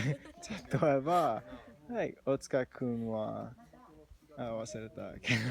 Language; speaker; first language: Japanese; non-native, learner; English